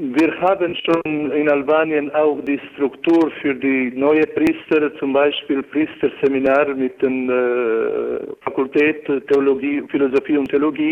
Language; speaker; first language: German; non-native, learner; Albanian